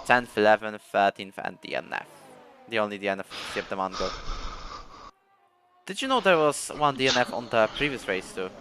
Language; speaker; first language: English; non-native, fluent; Polish